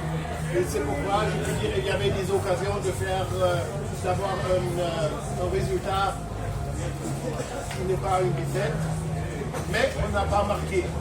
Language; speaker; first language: French; non-native, fluent; German